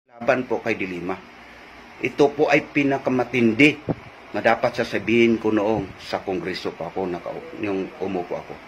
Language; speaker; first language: Filipino; non-native, local second language; Cebuano